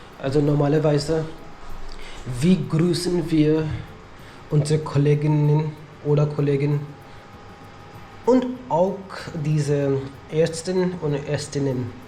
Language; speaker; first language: German; non-native, learner; Hindi